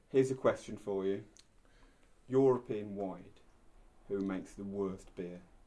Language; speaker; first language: English; native; English